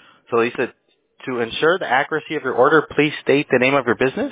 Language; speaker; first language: English; early bilingual, other home language; Spanish